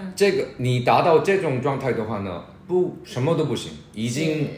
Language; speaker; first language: Chinese; non-native, fluent; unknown